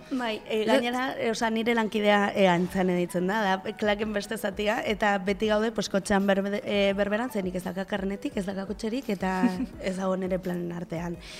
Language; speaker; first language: Basque; non-native, local second language; Spanish